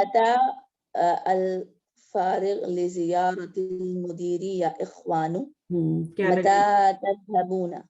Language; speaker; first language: Arabic; non-native, learner; Urdu